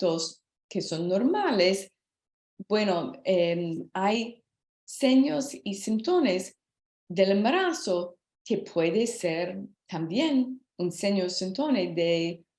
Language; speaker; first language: Spanish; non-native, learner; English